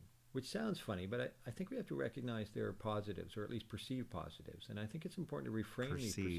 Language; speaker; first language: English; native; English